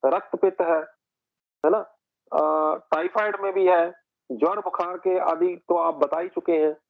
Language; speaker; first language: Hindi; non-native, local second language; Punjabi